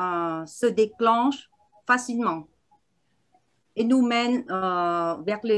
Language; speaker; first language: French; non-native, learner; Vietnamese